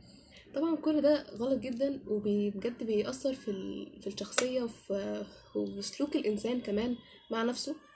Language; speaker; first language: Arabic; native; Arabic